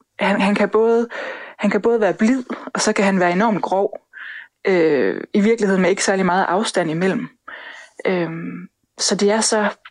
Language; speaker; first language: Danish; native; Danish